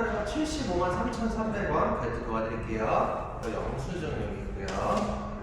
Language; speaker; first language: Korean; native; Korean